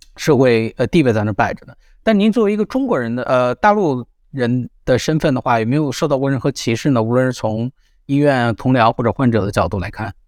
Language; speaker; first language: Chinese; native; Chinese